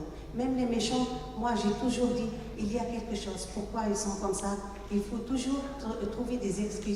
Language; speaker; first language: French; non-native, local second language; Arabic